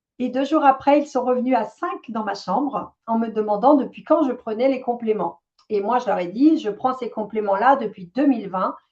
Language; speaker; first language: French; native; French